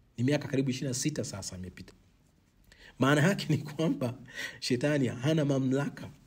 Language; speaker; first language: Swahili; native; Swahili